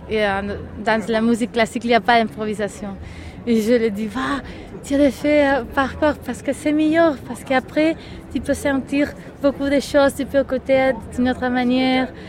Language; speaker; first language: French; non-native, learner; Catalan